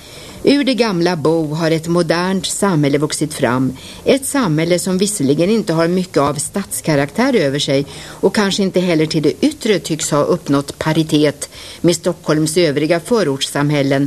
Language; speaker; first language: Swedish; native; Swedish